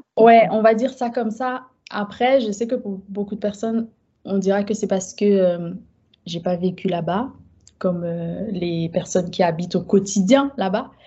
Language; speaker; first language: French; native; French